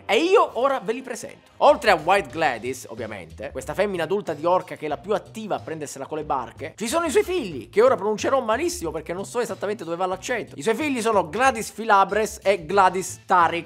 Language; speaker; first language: Italian; native; Italian